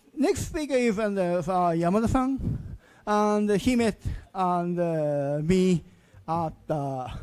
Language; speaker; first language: English; non-native, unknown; Japanese